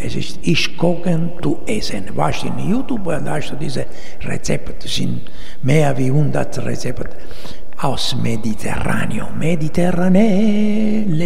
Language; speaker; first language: German; non-native, learner; Italian